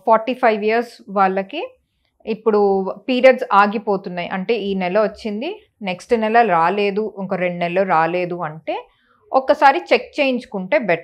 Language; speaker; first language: Telugu; native; Telugu